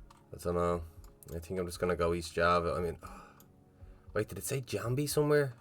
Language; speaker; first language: English; native; English